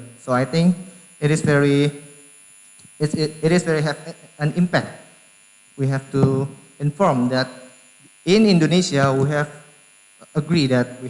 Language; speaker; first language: English; non-native, learner; Indonesian